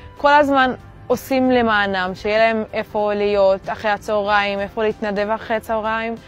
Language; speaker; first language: Hebrew; non-native, local second language; Arabic